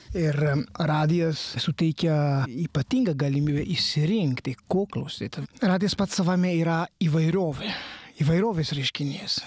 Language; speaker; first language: Lithuanian; non-native, fluent; Italian